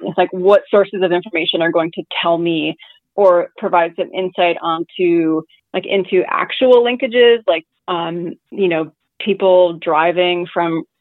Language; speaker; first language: English; native; English